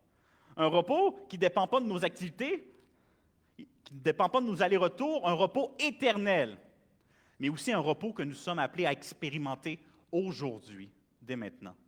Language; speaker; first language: French; native; French